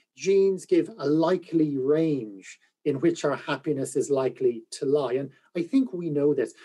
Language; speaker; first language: English; native; English